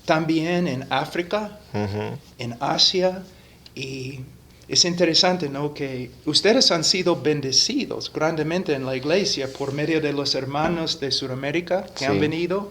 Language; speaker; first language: Spanish; non-native, fluent; English